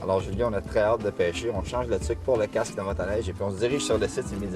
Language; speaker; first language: French; native; French